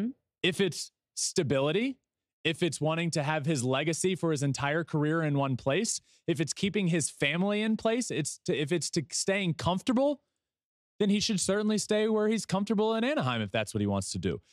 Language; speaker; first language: English; native; English